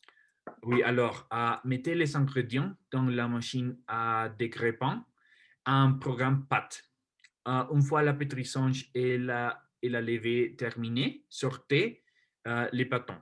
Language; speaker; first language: French; non-native, learner; Spanish